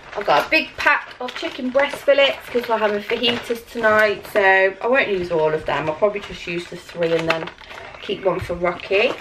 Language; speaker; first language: English; native; English